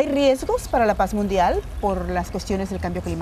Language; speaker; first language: Spanish; native; Spanish